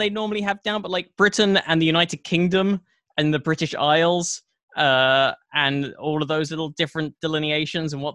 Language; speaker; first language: English; native; English